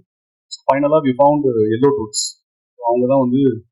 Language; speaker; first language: Tamil; native; Tamil